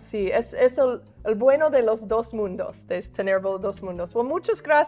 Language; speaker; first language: Spanish; non-native, fluent; English